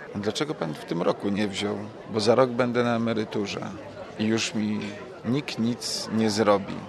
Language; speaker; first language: Polish; native; Polish